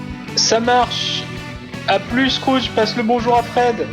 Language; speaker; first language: French; native; French